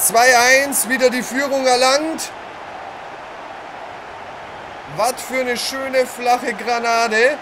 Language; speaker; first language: German; native; German